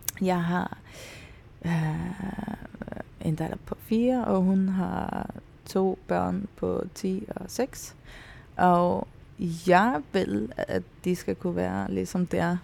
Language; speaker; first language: Danish; non-native, local second language; Faroese